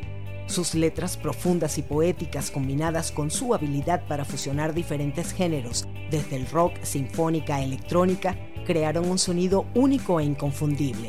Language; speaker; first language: Spanish; native; Spanish